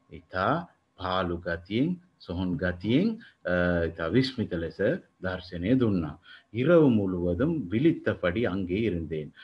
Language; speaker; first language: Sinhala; non-native, local second language; Tamil